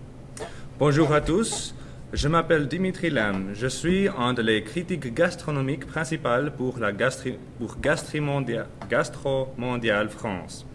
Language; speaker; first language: French; non-native, learner; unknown